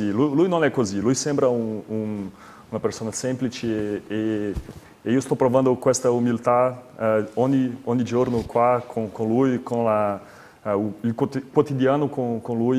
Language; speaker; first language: Italian; non-native, learner; Portuguese